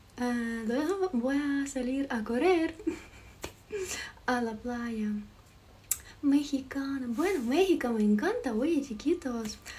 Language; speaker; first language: Spanish; non-native, learner; Ukrainian